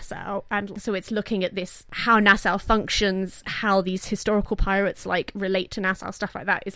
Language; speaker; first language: English; native; English